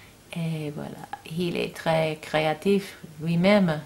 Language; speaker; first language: French; non-native, learner; English